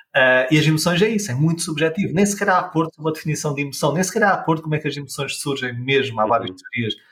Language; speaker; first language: Portuguese; native; Portuguese